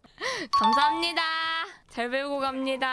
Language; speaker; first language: Korean; non-native, fluent; Japanese